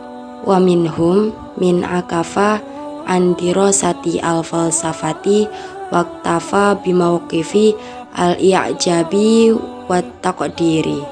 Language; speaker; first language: Arabic; non-native, learner; Indonesian